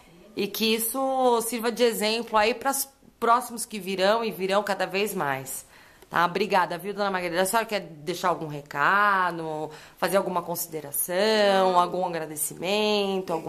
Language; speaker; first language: Portuguese; native; Portuguese